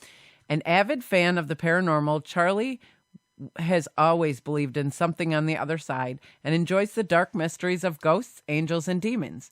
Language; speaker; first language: English; native; English